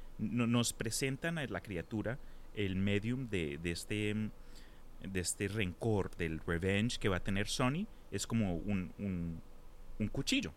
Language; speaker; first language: Spanish; early bilingual, heritage; Spanish